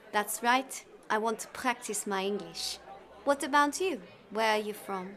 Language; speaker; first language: English; non-native, learner; Spanish